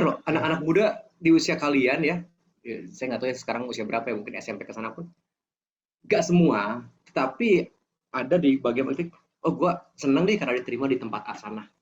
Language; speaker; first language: Indonesian; native; Indonesian